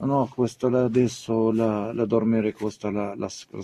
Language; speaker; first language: Italian; non-native, learner; Arabic